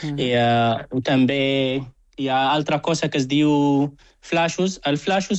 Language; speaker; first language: Catalan; non-native, fluent; Arabic